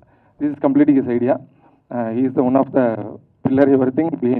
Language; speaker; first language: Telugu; early bilingual, heritage; Telugu